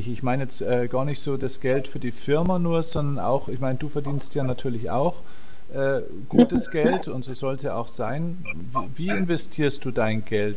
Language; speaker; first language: German; native; German